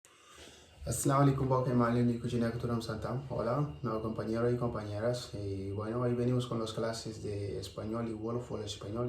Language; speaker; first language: Spanish; non-native, learner; Wolof